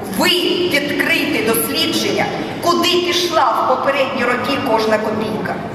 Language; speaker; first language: Ukrainian; non-native, local second language; Russian